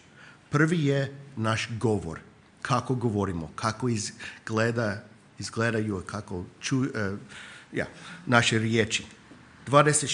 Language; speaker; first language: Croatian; non-native, fluent; English